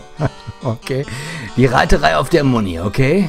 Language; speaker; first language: German; native; German